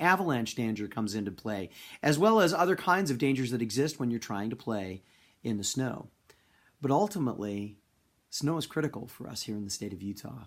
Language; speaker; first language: English; native; English